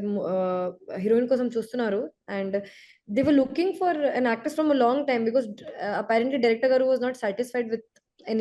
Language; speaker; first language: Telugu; non-native, fluent; Hindi